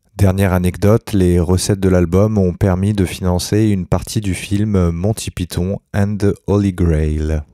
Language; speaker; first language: French; native; French